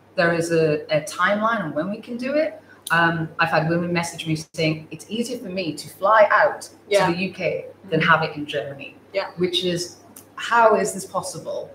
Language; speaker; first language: English; native; English